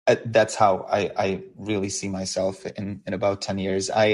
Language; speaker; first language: English; non-native, fluent; Hungarian